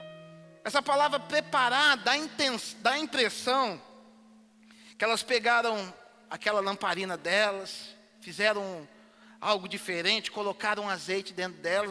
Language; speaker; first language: Portuguese; native; Portuguese